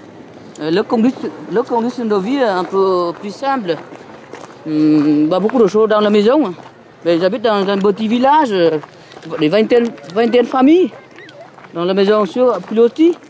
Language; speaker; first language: French; non-native, learner; Vietnamese